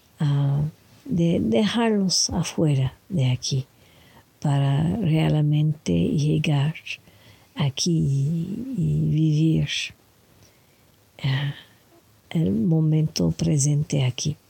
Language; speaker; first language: Spanish; non-native, fluent; French